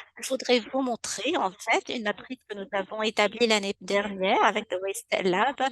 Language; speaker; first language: French; non-native, local second language; Arabic